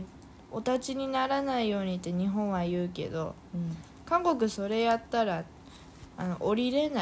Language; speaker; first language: Japanese; non-native, fluent; Korean